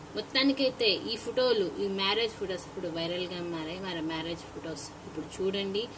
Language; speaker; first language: Telugu; native; Telugu